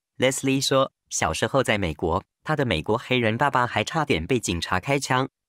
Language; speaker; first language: Chinese; native; Chinese